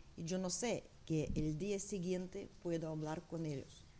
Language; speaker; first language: Spanish; non-native, learner; Ukrainian